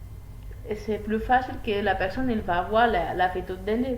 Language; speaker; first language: French; non-native, learner; Spanish